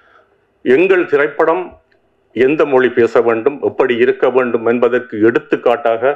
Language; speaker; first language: Tamil; native; Tamil